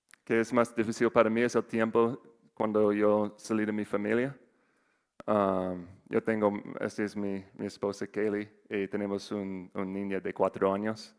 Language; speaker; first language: Spanish; non-native, learner; English